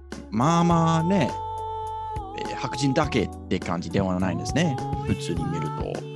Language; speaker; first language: Japanese; non-native, fluent; English